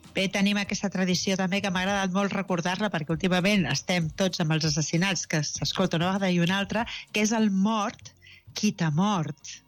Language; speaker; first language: Catalan; native; Catalan